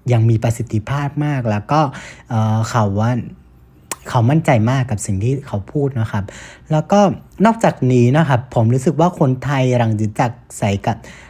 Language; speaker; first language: Thai; non-native, fluent; Vietnamese